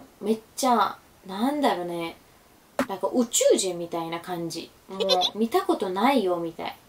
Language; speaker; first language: Japanese; non-native, fluent; Urdu